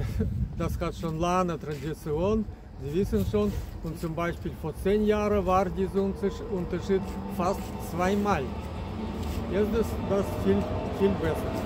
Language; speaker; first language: German; non-native, fluent; Russian